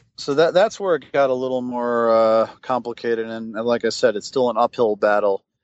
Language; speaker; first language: English; native; English